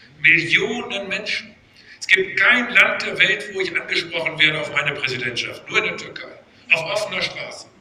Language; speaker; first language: German; native; German